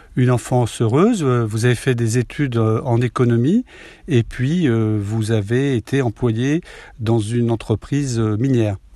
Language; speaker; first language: French; native; French